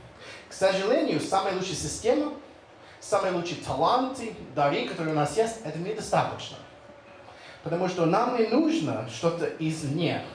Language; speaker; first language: Russian; non-native, fluent; English